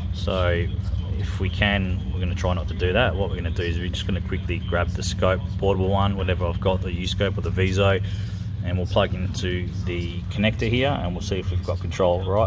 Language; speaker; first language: English; native; English